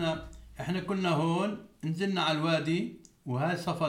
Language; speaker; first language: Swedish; non-native, learner; Arabic